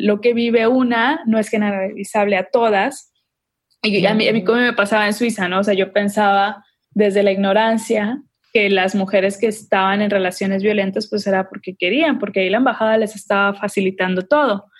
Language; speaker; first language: Spanish; native; Spanish